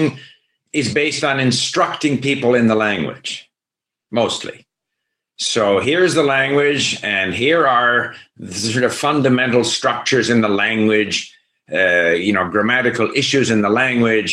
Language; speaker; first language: English; native; English